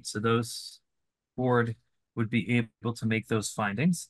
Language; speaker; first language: English; native; English